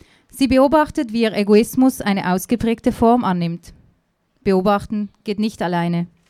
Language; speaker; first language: German; native; German